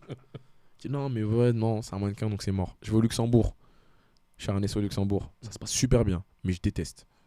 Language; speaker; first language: French; native; French